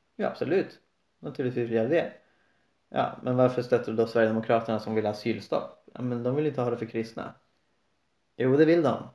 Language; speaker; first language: Swedish; native; Swedish